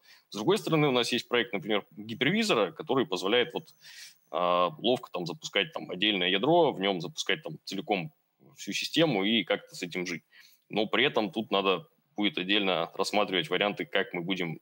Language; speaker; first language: Russian; native; Russian